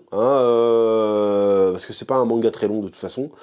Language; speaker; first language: French; native; French